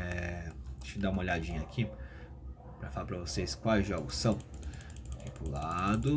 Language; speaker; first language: Portuguese; native; Portuguese